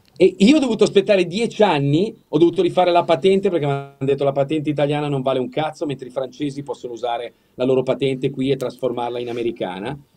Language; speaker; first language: Italian; early bilingual, heritage; Italian